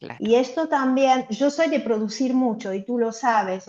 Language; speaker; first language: Spanish; non-native, fluent; French